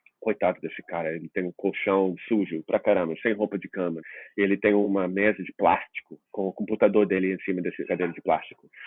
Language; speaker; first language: Portuguese; non-native, fluent; English